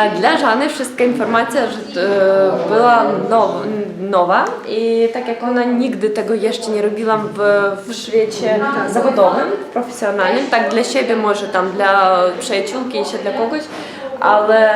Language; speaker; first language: Polish; non-native, learner; Ukrainian